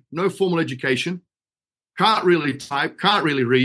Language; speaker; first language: English; native; English